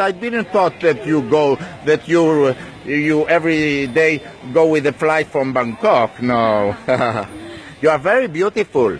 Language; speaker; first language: English; non-native, learner; Hebrew